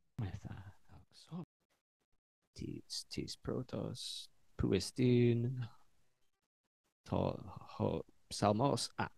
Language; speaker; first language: Greek; non-native, learner; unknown